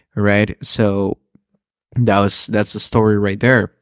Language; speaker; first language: English; early bilingual, other home language; Spanish